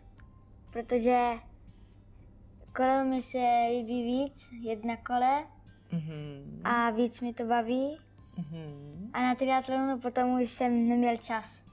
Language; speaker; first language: Czech; early bilingual, heritage; Czech